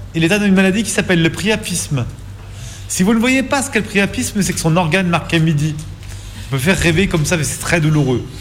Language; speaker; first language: French; native; French